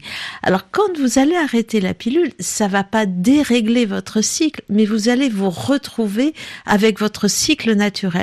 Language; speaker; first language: French; native; French